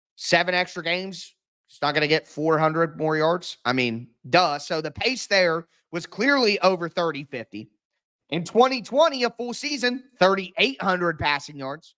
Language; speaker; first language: English; native; English